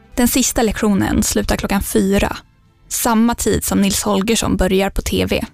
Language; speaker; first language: Swedish; native; Swedish